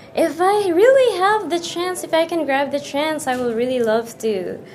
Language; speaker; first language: English; non-native, local second language; Filipino